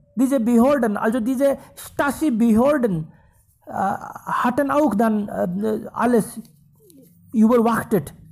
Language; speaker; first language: German; non-native, fluent; Hindi